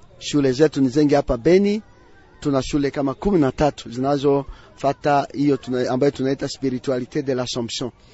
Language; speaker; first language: Swahili; non-native, local second language; Nande